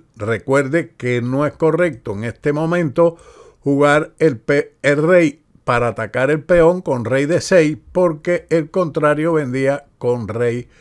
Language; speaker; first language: Spanish; native; Spanish